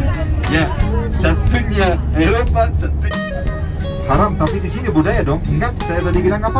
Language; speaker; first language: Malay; non-native, fluent; Turkish